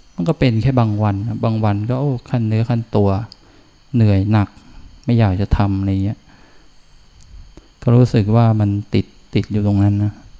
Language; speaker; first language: Thai; native; Thai